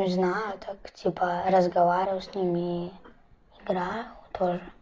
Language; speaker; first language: Russian; early bilingual, heritage; Russian